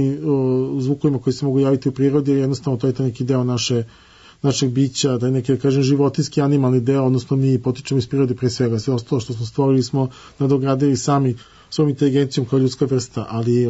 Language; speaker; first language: Serbian; native; Serbian